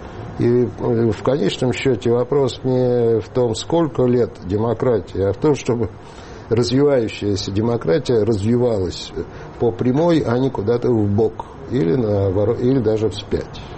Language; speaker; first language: Russian; native; Russian